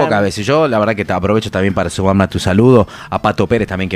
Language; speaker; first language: Spanish; native; Spanish